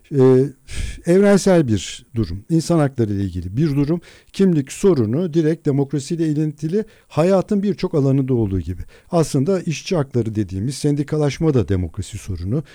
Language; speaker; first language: Turkish; non-native, local second language; Adyghe